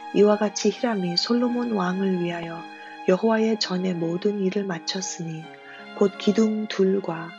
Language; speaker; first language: Korean; native; Korean